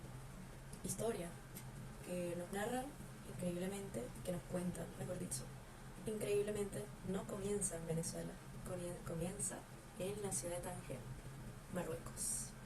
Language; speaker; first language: Spanish; native; Spanish